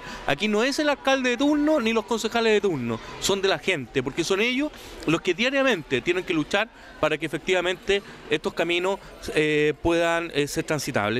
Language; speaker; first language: Spanish; native; Spanish